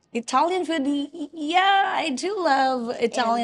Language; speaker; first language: English; non-native, fluent; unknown